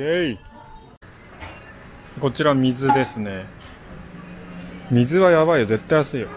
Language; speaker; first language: Japanese; native; Japanese